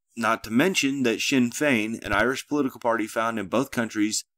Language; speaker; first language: English; native; English